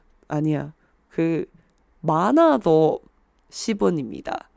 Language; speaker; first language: Korean; non-native, fluent; Chinese